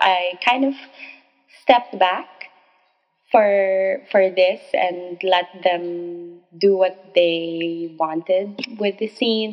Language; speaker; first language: English; non-native, local second language; Filipino